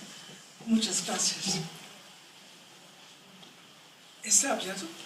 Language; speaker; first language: Spanish; non-native, fluent; German